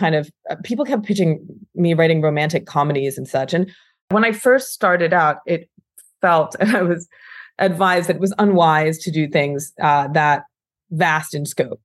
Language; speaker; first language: English; native; English